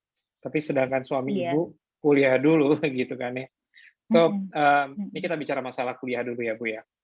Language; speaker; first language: Indonesian; native; Indonesian